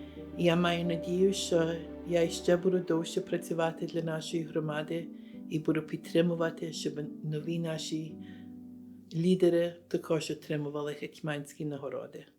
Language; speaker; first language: Ukrainian; early bilingual, heritage; Ukrainian